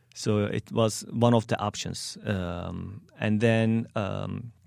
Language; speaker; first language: English; non-native, fluent; Turkish